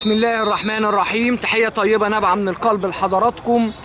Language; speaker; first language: Arabic; native; Arabic